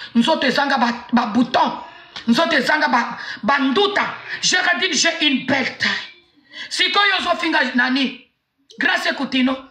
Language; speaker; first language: Lingala; non-native, local second language; Swahili